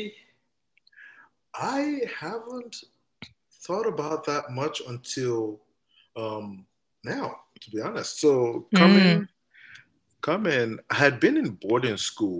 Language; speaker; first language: English; non-native, local second language; Igbo